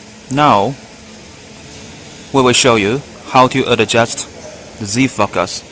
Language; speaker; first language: English; non-native, learner; Chinese